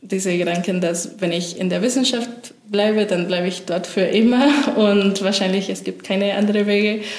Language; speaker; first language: German; non-native, fluent; Spanish